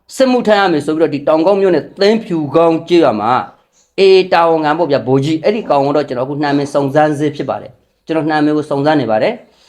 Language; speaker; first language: Burmese; non-native, local second language; Rohingya